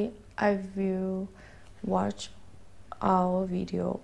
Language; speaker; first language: English; non-native, learner; Thai